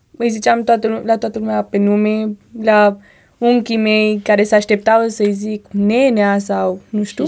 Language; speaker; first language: Romanian; early bilingual, heritage; Romanian